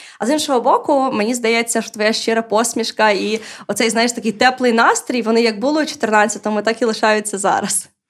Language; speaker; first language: Ukrainian; native; Ukrainian